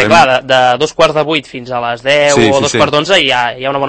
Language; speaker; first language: Catalan; native; Catalan